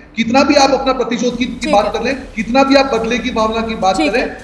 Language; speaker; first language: Hindi; non-native, local second language; Gujarati